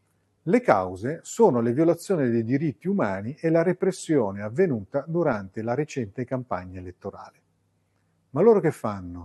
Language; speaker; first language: Italian; native; Italian